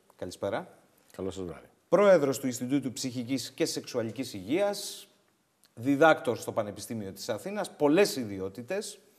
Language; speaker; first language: Greek; native; Greek